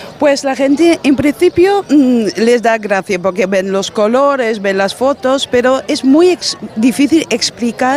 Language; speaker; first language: Spanish; non-native, fluent; Dutch